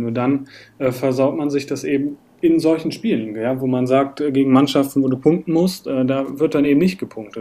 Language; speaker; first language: German; native; German